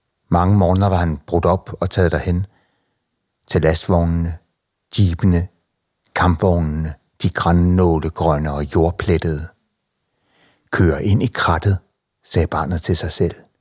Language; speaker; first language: Danish; native; Danish